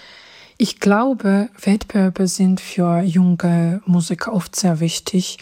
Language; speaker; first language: German; non-native, fluent; Georgian